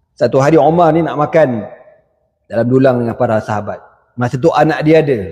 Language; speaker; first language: Malay; native; Malay